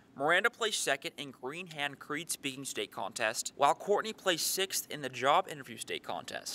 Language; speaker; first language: English; native; English